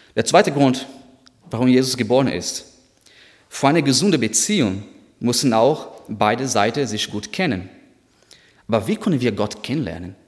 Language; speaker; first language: German; non-native, fluent; Portuguese